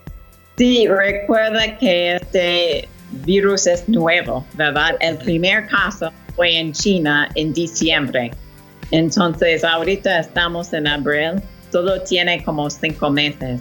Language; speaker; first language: Spanish; non-native, fluent; English